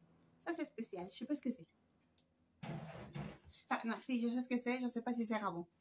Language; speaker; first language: French; non-native, fluent; Spanish